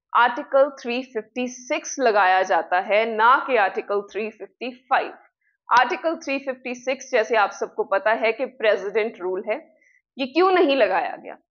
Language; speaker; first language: Hindi; non-native, local second language; Punjabi